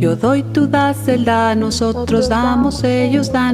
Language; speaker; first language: Spanish; non-native, learner; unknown